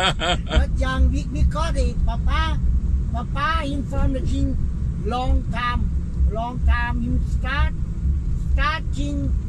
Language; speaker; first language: English; non-native, learner; Thai